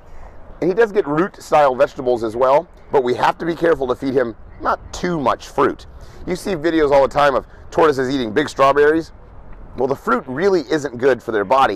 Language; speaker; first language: English; native; English